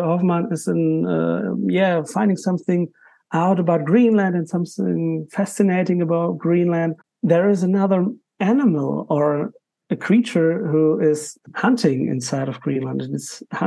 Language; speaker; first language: English; non-native, fluent; German